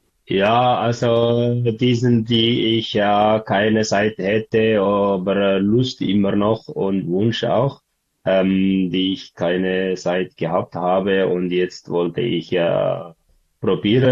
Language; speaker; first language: German; non-native, learner; Tigrinya